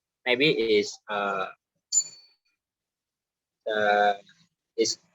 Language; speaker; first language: English; non-native, learner; Indonesian